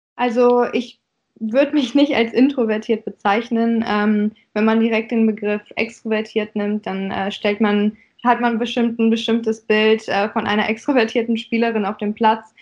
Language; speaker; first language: German; early bilingual, other home language; Russian